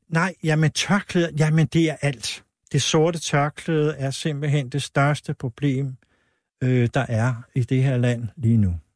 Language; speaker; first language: Danish; native; Danish